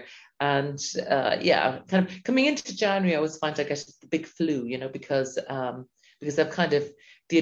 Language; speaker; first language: English; native; English